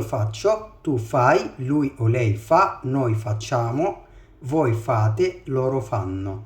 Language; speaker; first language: Italian; non-native, fluent; Arabic